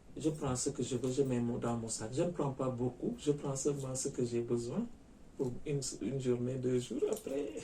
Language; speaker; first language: French; non-native, local second language; Wolof